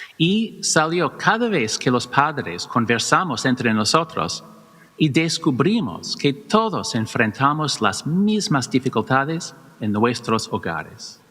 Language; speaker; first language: Spanish; non-native, learner; English